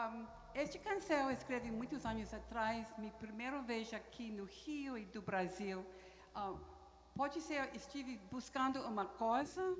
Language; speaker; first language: Portuguese; non-native, learner; English